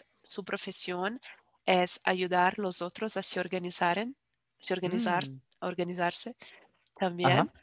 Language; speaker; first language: Spanish; non-native, fluent; Portuguese